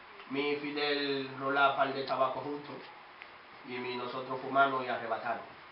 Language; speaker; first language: Spanish; non-native, learner; English